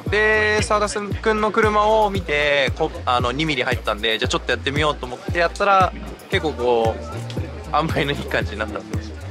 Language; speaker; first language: Japanese; native; Japanese